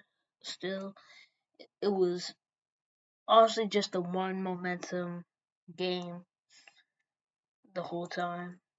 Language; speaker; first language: English; native; English